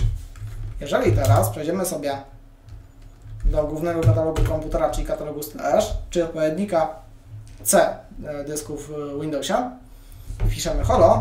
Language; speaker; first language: Polish; native; Polish